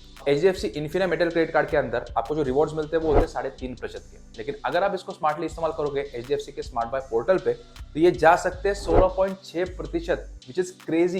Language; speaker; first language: Hindi; native; Hindi